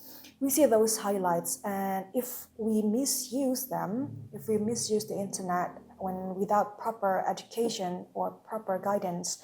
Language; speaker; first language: English; non-native, local second language; Indonesian